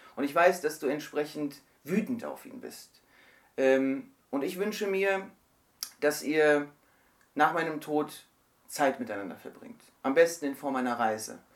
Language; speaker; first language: German; early bilingual, other home language; Turkish